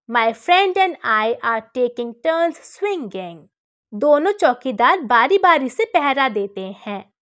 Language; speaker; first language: Hindi; native; Hindi